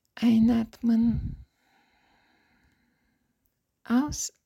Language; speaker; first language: German; non-native, fluent; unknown